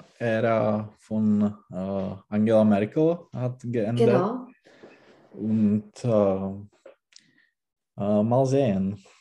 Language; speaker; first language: German; non-native, learner; Czech